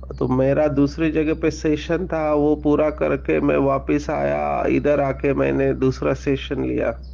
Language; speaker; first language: Hindi; non-native, local second language; Marathi